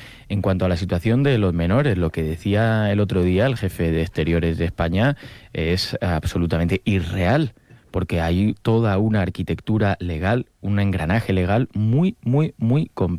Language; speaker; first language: Spanish; native; Spanish